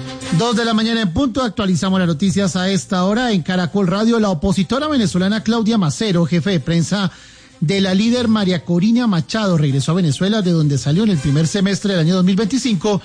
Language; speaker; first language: Spanish; native; Spanish